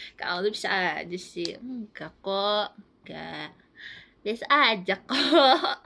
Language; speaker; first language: Indonesian; native; Indonesian